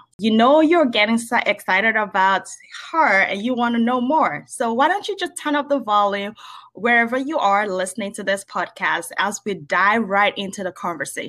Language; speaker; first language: English; non-native, local second language; Yoruba